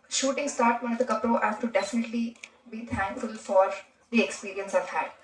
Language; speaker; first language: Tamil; non-native, learner; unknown